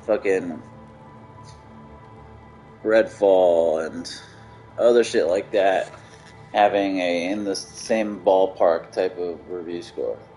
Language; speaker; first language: English; native; English